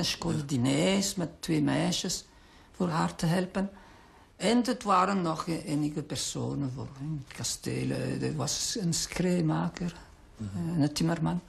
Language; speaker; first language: Dutch; non-native, local second language; French